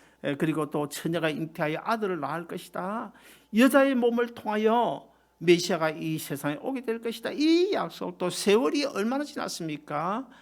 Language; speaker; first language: Korean; native; Korean